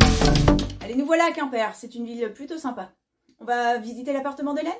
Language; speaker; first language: French; native; French